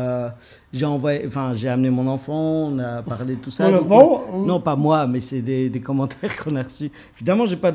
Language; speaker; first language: French; native; French